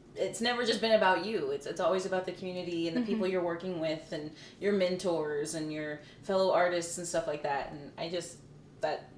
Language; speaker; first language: English; early bilingual, other home language; Spanish